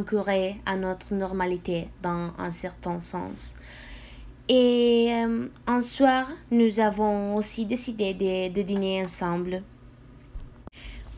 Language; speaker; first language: French; non-native, fluent; Italian